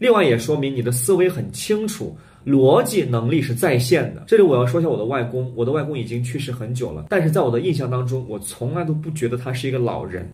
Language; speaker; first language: Chinese; native; Chinese